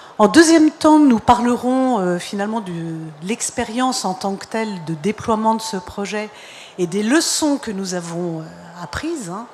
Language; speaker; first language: French; native; French